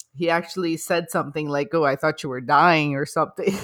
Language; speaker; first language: English; non-native, fluent; Portuguese